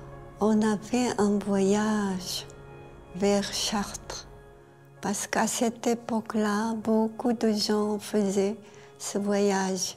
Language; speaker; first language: French; non-native, fluent; Korean